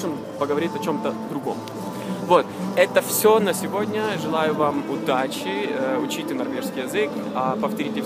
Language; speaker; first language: Russian; non-native, fluent; Norwegian